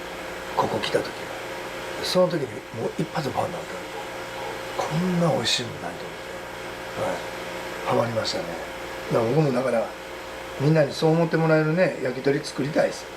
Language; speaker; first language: Japanese; native; Japanese